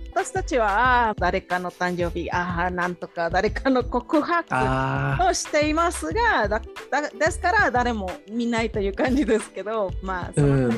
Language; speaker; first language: Japanese; non-native, fluent; Spanish